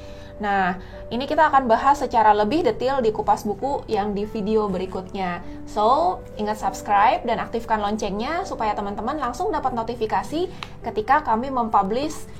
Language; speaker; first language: Indonesian; native; Indonesian